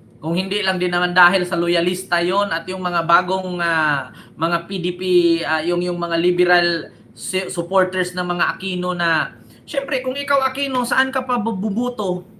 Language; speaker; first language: Filipino; native; Filipino